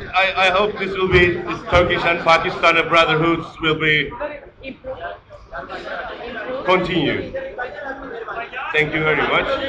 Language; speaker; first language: English; non-native, learner; Turkish